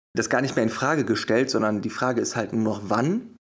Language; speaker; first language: German; native; German